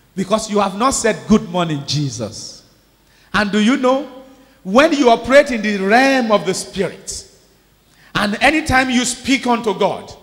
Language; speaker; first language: English; non-native, local second language; Yoruba